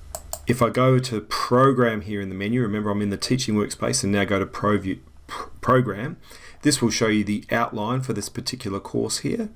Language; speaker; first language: English; native; English